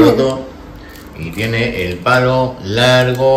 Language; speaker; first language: Spanish; native; Spanish